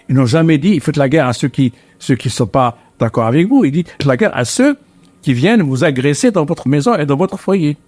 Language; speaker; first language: French; non-native, local second language; Arabic